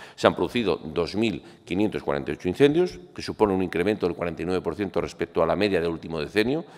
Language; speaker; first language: Spanish; native; Spanish